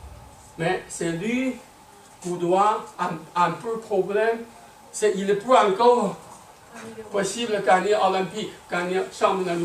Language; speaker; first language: French; non-native, learner; Chinese